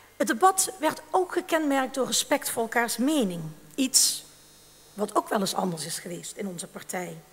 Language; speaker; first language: Dutch; native; Dutch